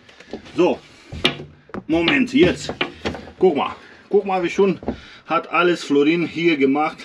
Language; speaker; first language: German; non-native, learner; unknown